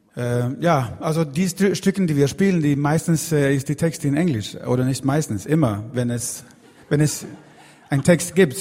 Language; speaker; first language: German; non-native, fluent; Swedish